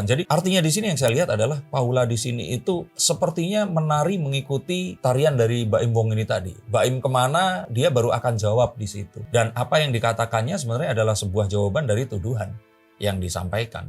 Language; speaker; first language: Indonesian; native; Indonesian